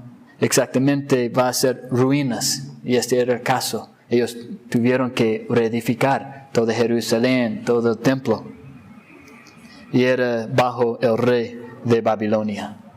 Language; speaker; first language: Spanish; non-native, fluent; English